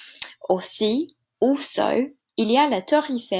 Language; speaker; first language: French; non-native, fluent; English